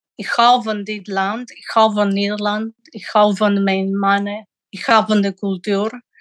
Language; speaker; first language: Dutch; non-native, fluent; Spanish